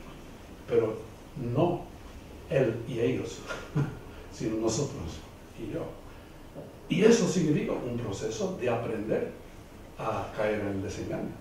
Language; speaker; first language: Spanish; non-native, fluent; English